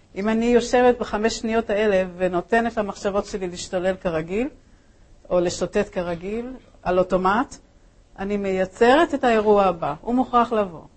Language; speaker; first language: Hebrew; early bilingual, other home language; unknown